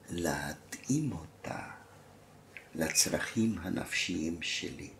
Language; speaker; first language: Hebrew; non-native, fluent; German